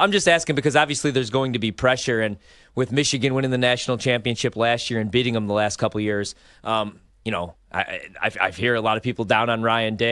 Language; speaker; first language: English; native; English